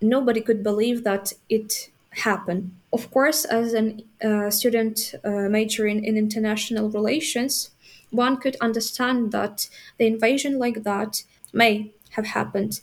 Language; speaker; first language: English; non-native, fluent; Ukrainian